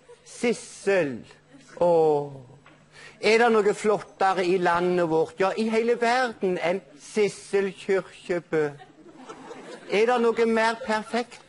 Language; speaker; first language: Norwegian; native; Norwegian